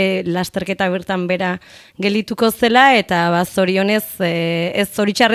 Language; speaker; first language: Basque; native; Basque